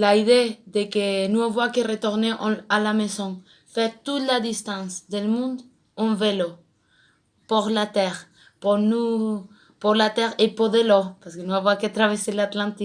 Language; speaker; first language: French; non-native, learner; Spanish